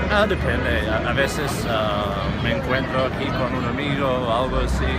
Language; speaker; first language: Spanish; non-native, fluent; English